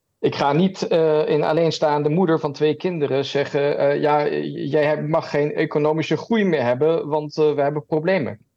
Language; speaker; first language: Dutch; early bilingual, heritage; German